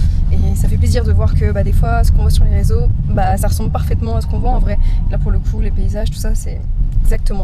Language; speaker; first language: French; native; French